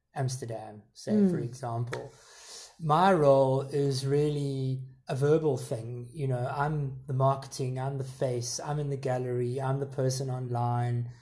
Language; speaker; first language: English; native; English